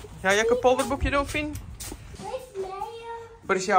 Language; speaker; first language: Dutch; native; Dutch